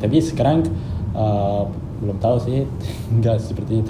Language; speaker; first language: Indonesian; non-native, fluent; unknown